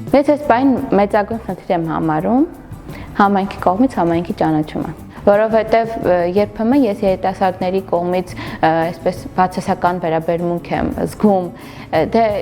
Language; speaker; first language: Armenian; non-native, local second language; Kurdish